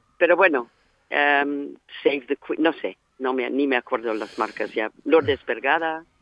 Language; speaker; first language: Spanish; non-native, fluent; English